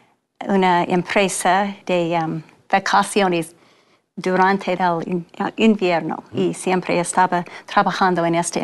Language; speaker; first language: Spanish; non-native, learner; English